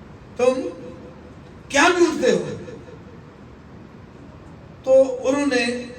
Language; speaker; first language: Urdu; native; Urdu